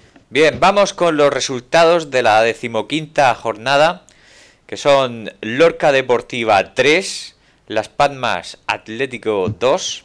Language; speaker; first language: Spanish; native; Spanish